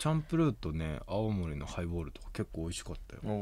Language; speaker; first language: Japanese; native; Japanese